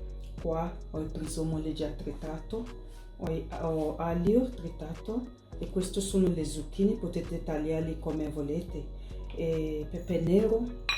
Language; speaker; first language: Italian; non-native, learner; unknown